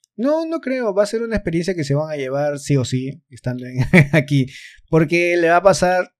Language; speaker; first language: Spanish; native; Spanish